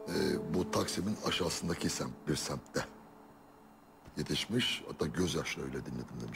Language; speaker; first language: Turkish; native; Turkish